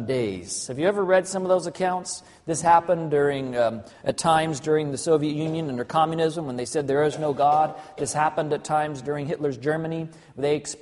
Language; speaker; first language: English; native; English